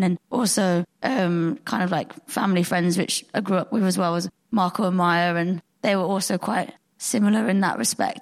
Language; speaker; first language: English; native; English